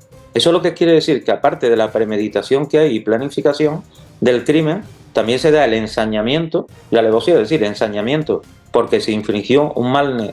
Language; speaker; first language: Spanish; native; Spanish